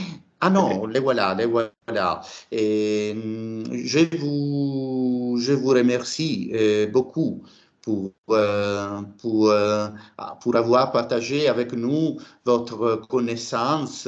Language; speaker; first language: French; non-native, fluent; Italian